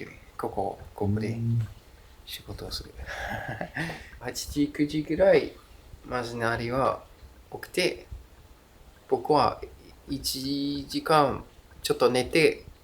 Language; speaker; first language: Japanese; non-native, learner; Dutch